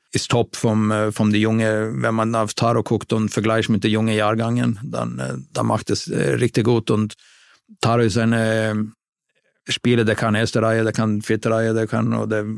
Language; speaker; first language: German; non-native, fluent; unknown